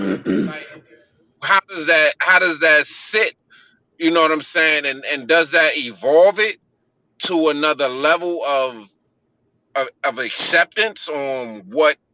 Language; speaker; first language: English; native; English